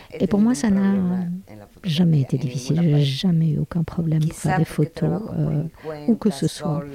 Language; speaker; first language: French; non-native, fluent; Spanish